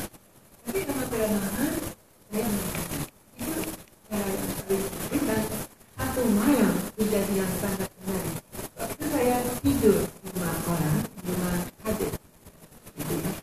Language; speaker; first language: Indonesian; non-native, fluent; Japanese